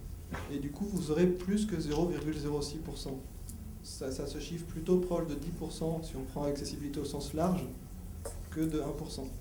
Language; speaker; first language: French; native; French